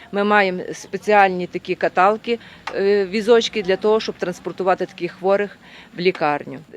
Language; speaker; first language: Ukrainian; native; Ukrainian